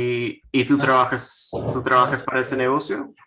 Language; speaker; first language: Spanish; non-native, fluent; English